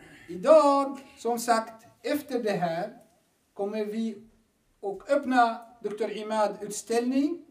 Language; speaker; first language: Swedish; non-native, fluent; Arabic